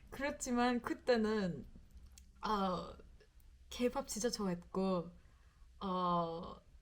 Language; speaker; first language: Korean; non-native, fluent; English